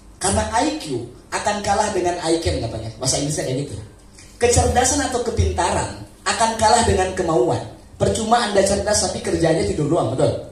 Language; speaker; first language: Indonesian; non-native, local second language; Sundanese